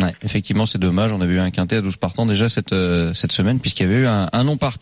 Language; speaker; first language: French; native; French